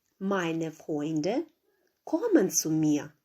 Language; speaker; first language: German; non-native, fluent; Ukrainian